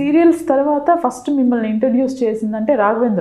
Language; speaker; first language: Telugu; native; Telugu